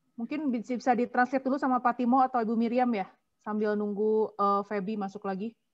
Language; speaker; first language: Indonesian; native; Indonesian